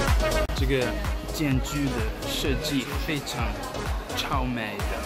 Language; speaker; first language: Chinese; non-native, learner; English